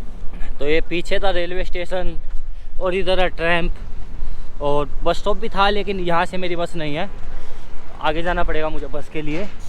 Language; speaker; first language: Hindi; native; Hindi